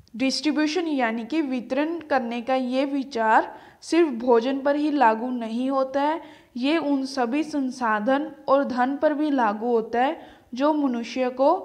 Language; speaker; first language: Hindi; native; Hindi